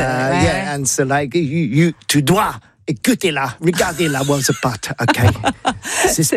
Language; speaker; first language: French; non-native, learner; English